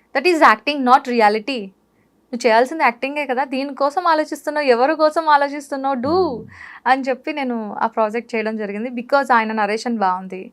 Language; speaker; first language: Telugu; native; Telugu